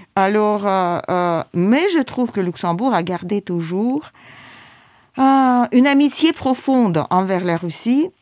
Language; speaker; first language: French; non-native, fluent; Russian